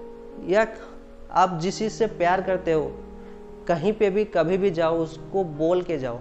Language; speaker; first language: Hindi; non-native, local second language; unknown